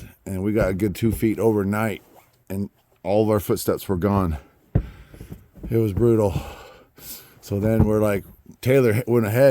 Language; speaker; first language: English; native; English